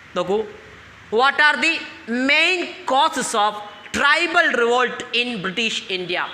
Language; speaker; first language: English; non-native, local second language; Malayalam